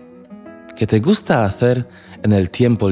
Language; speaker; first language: Spanish; non-native, learner; Polish